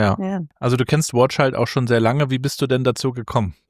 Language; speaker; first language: German; native; German